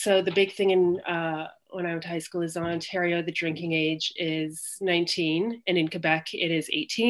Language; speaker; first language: English; native; English